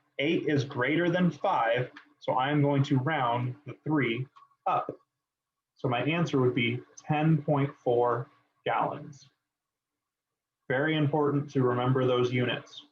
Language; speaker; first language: English; native; English